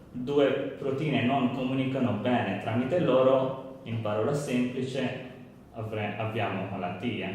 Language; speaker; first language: Italian; non-native, learner; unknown